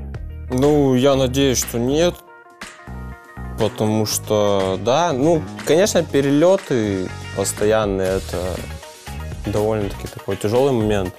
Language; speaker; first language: Russian; native; Russian